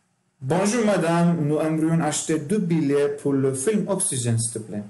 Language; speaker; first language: French; non-native, learner; Turkish